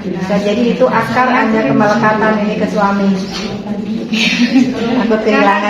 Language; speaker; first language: Indonesian; native; Indonesian